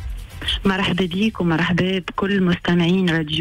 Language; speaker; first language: Arabic; native; Arabic